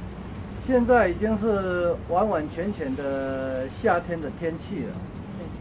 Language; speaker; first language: Chinese; native; Chinese